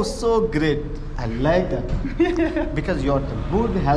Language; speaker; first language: English; non-native, learner; Telugu